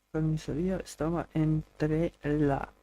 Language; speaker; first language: Spanish; non-native, learner; English